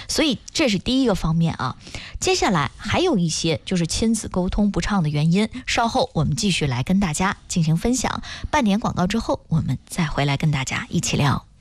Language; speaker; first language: Chinese; native; Chinese